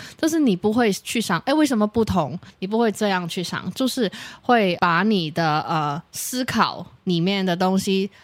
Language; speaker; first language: Chinese; native; Chinese